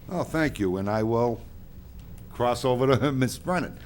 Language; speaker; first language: English; native; English